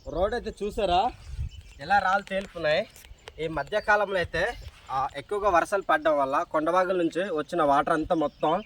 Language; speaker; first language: Telugu; non-native, local second language; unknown